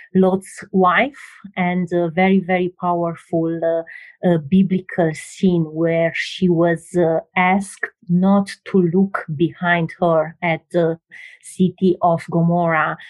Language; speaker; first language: English; non-native, fluent; Romanian